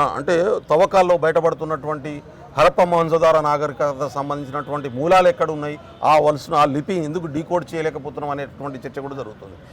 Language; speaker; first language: Telugu; non-native, local second language; Lambadi